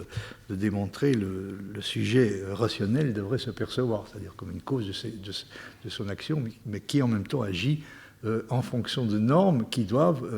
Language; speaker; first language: French; native; French